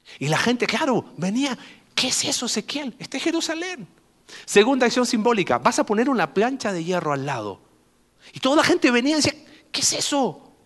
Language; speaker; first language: Spanish; native; Spanish